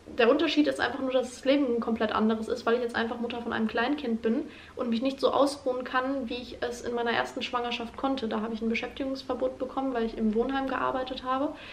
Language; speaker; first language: German; native; German